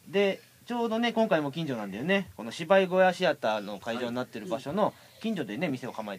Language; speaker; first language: Japanese; native; Japanese